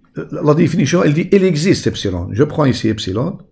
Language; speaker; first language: French; non-native, local second language; Arabic